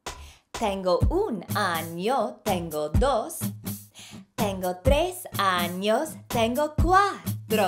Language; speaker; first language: Spanish; non-native, fluent; English